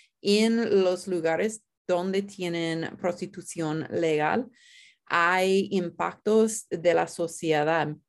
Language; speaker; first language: Spanish; non-native, fluent; English